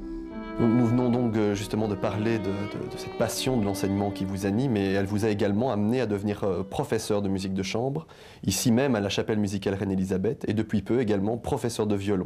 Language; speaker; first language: French; native; French